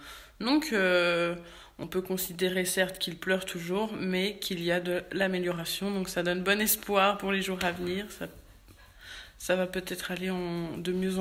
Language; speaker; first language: French; native; French